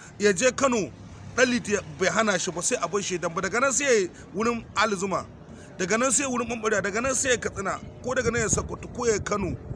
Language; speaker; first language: Hausa; native; Hausa